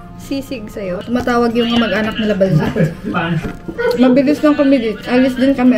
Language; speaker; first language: Filipino; native; Filipino